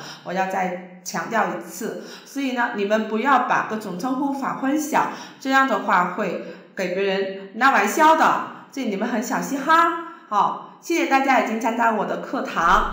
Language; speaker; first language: Chinese; non-native, fluent; Vietnamese